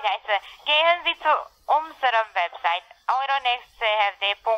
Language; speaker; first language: German; non-native, learner; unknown